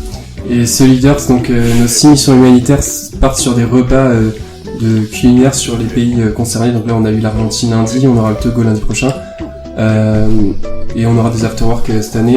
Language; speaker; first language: French; native; French